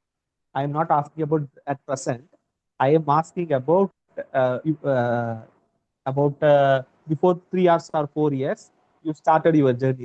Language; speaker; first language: English; non-native, learner; Tamil